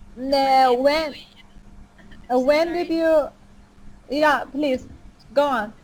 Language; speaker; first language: English; non-native, fluent; Persian